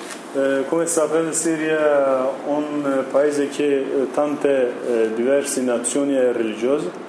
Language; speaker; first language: Italian; non-native, learner; Kurdish